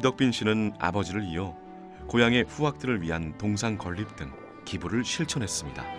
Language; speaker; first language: Korean; native; Korean